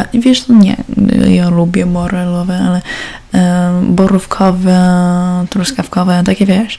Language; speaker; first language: Polish; early bilingual, heritage; Polish